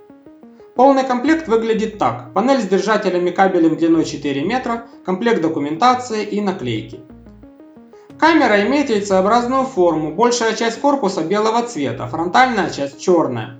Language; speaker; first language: Russian; native; Russian